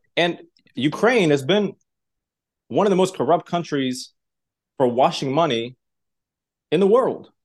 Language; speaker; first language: English; non-native, fluent; Uzbek